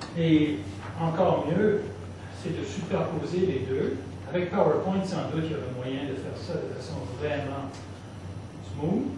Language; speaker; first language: French; non-native, local second language; English